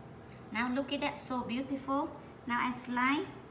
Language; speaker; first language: English; non-native, learner; Vietnamese